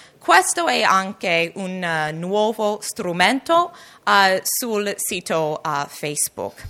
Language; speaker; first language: Italian; non-native, learner; English